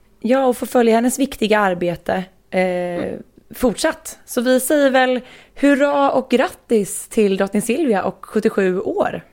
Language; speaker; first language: Swedish; native; Swedish